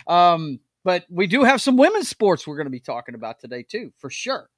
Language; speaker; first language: English; native; English